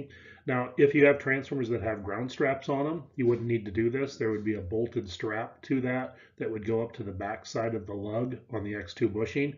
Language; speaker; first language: English; native; English